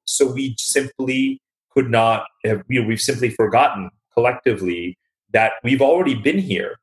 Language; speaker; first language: English; native; English